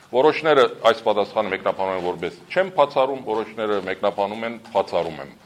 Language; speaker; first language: Armenian; early bilingual, heritage; Armenian